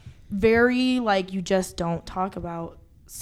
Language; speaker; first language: English; native; English